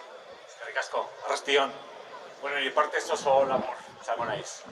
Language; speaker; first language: Basque; non-native, local second language; Spanish